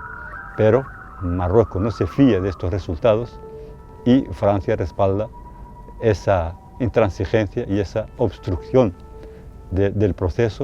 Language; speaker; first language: Spanish; non-native, local second language; Arabic